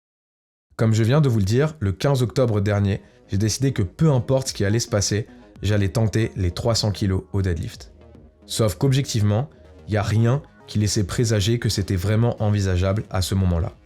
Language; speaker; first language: French; native; French